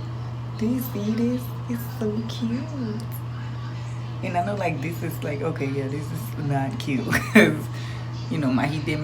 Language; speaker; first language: English; native; English